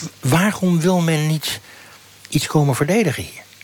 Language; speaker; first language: Dutch; native; Dutch